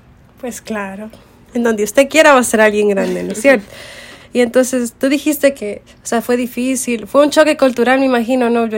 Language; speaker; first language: Spanish; early bilingual, heritage; Spanish